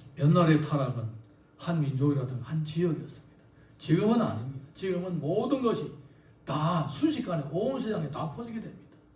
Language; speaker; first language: Korean; native; Korean